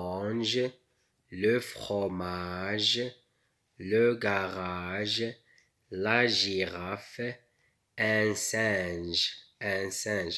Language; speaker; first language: French; non-native, local second language; Arabic